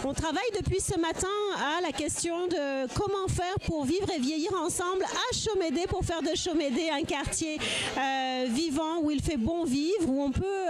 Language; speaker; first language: French; native; French